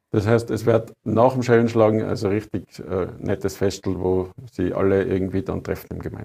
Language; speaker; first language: German; native; German